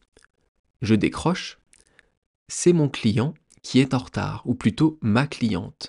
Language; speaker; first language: French; native; French